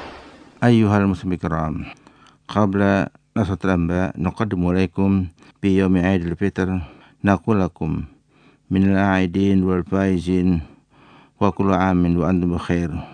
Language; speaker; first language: Arabic; non-native, fluent; Indonesian